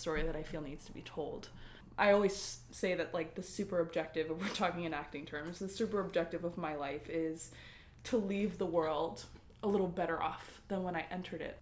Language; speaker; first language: English; early bilingual, other home language; Spanish